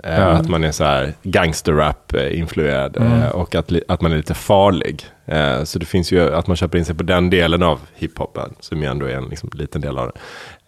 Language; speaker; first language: Swedish; native; Swedish